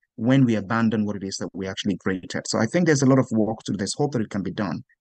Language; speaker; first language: English; non-native, local second language; Yoruba